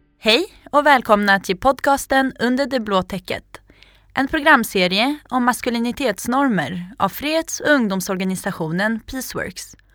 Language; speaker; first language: Swedish; native; Swedish